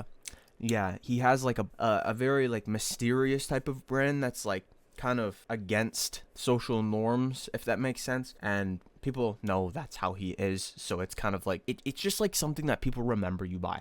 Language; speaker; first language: English; native; English